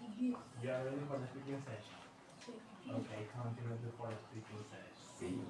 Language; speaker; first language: English; non-native, learner; Spanish